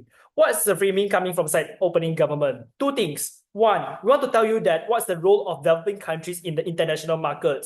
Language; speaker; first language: English; non-native, learner; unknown